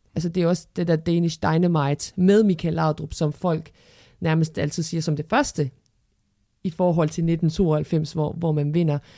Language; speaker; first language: Danish; early bilingual, other home language; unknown